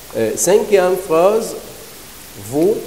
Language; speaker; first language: French; non-native, learner; Arabic